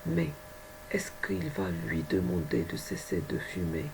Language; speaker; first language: French; non-native, local second language; Arabic